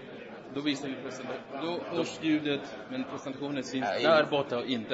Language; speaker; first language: Swedish; native; Swedish